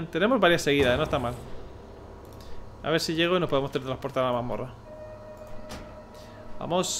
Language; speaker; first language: Spanish; native; Spanish